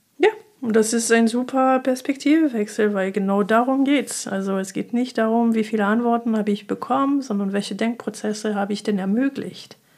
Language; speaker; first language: German; non-native, fluent; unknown